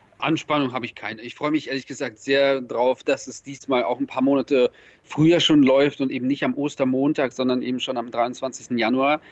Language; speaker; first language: German; early bilingual, other home language; Russian